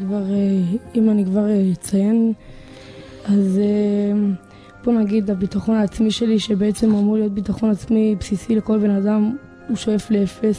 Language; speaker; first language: Hebrew; native; Hebrew